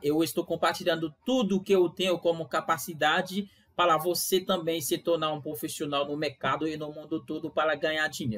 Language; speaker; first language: Portuguese; non-native, fluent; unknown